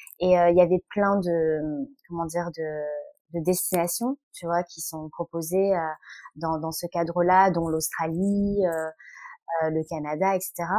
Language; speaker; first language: French; early bilingual, other home language; Vietnamese